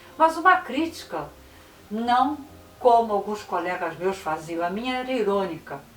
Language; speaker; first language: Portuguese; native; Portuguese